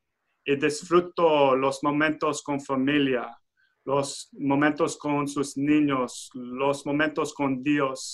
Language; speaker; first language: Spanish; non-native, fluent; English